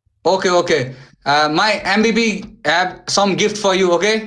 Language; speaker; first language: English; non-native, learner; Nepali